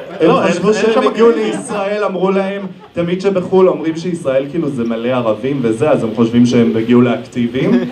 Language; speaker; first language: Hebrew; native; Hebrew